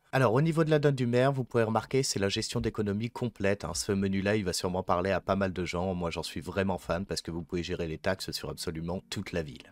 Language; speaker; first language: French; native; French